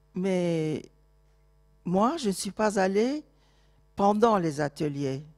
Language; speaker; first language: French; non-native, fluent; Turkish